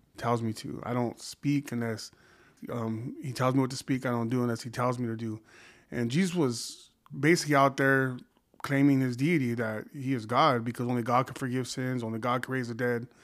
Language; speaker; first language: English; native; English